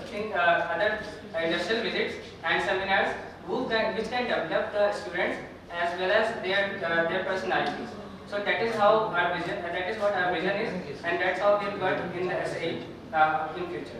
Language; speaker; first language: English; non-native, local second language; Hindi